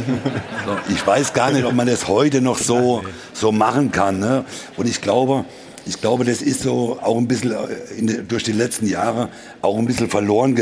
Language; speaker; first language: German; native; German